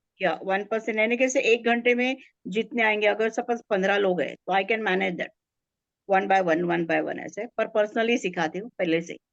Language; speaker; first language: Hindi; native; Hindi